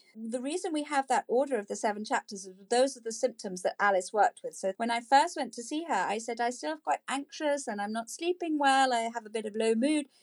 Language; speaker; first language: English; native; English